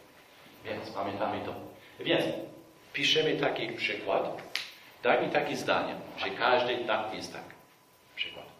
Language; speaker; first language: Polish; non-native, fluent; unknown